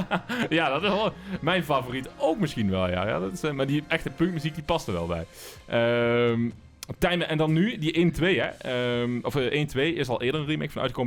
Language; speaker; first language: Dutch; native; Dutch